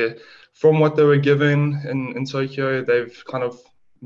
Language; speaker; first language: English; native; English